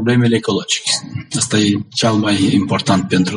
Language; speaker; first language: Romanian; non-native, local second language; Gagauz